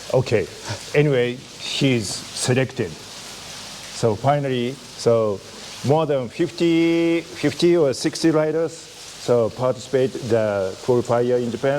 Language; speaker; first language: English; non-native, learner; Japanese